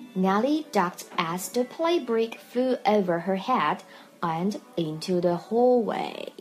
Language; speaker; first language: English; non-native, fluent; Chinese